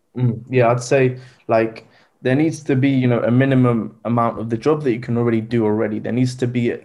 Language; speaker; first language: English; native; English